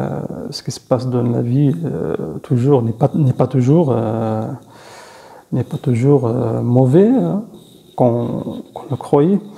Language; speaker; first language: French; non-native, fluent; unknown